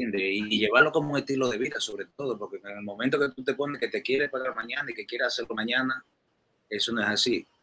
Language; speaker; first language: Spanish; native; Spanish